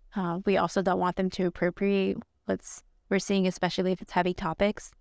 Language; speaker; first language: English; early bilingual, other home language; Spanish